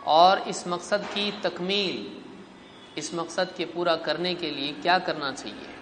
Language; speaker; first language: Urdu; native; Urdu